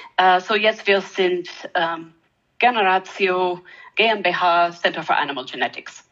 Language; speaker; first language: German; non-native, learner; English